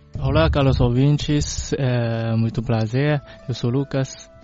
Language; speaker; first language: Portuguese; non-native, learner; Chinese